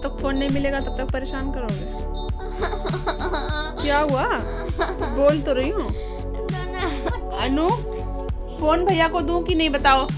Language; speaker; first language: Hindi; native; Hindi